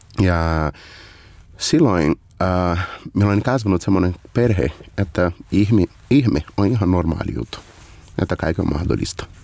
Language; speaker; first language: Finnish; non-native, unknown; Portuguese